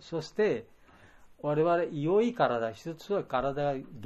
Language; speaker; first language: Japanese; non-native, fluent; Bangla